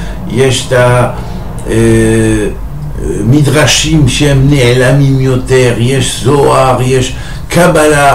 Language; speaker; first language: Hebrew; non-native, fluent; French